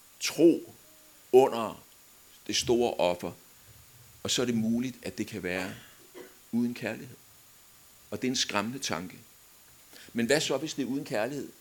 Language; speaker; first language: Danish; native; Danish